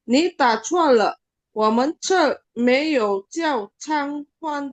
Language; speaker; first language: Chinese; non-native, learner; Indonesian